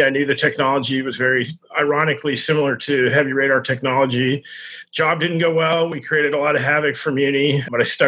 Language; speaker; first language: English; native; English